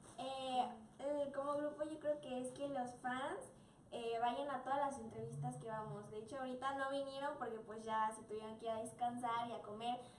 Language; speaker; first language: Spanish; native; Spanish